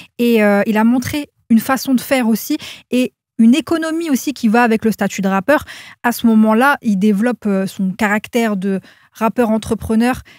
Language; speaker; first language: French; native; French